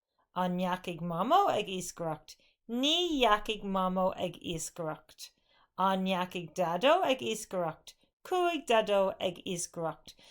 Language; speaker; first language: Irish; non-native, local second language; English